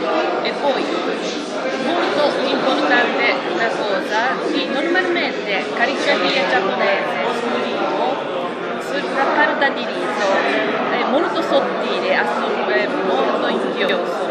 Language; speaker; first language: Italian; non-native, learner; Japanese